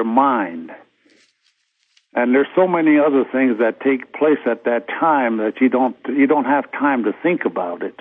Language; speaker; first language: English; early bilingual, other home language; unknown